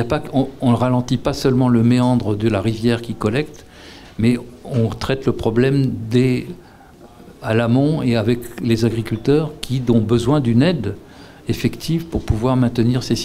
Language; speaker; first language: French; native; French